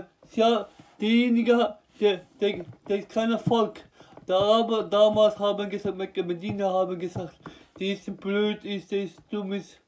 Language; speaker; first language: German; non-native, learner; Turkish